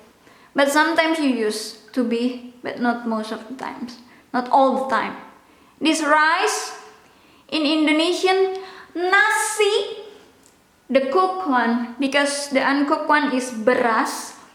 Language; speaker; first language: English; non-native, local second language; Indonesian